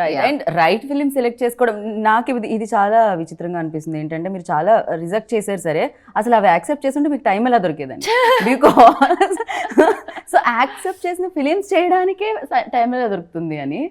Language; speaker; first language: Telugu; native; Telugu